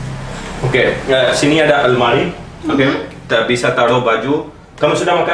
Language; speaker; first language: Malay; non-native, learner; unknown